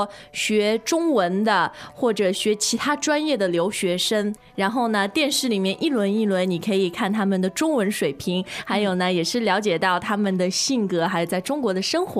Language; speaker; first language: Chinese; native; Chinese